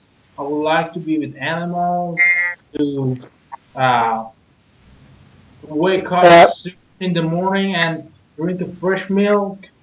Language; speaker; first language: English; non-native, learner; Persian